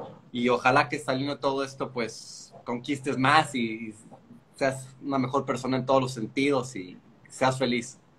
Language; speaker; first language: Spanish; native; Spanish